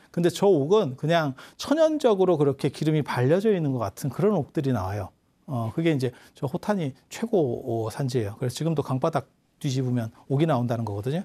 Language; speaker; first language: Korean; native; Korean